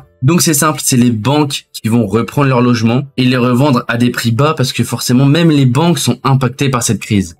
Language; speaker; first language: French; native; French